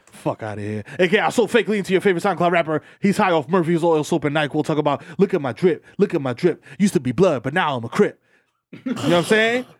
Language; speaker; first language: English; early bilingual, other home language; Spanish